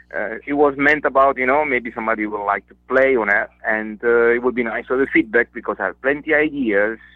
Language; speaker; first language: English; non-native, fluent; Italian